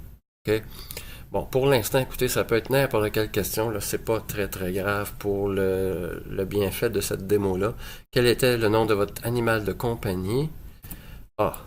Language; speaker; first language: French; native; French